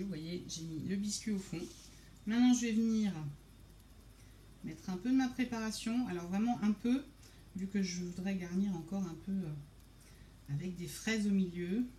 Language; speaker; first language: French; native; French